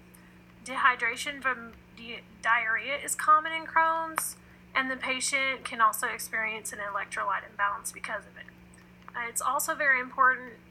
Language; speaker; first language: English; native; English